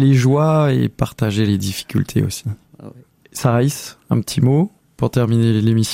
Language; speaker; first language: French; native; French